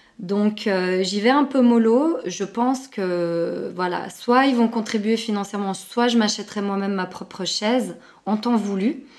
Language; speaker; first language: French; early bilingual, other home language; Arabic